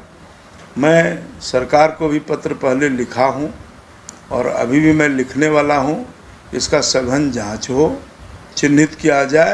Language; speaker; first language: Hindi; native; Hindi